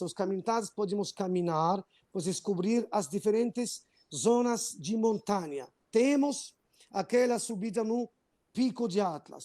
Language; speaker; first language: Portuguese; non-native, fluent; Arabic